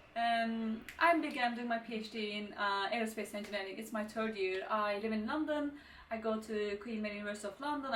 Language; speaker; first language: English; non-native, fluent; Turkish